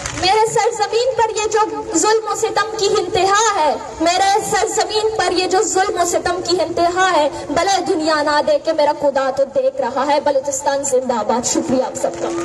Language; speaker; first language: Urdu; non-native, local second language; Baluchi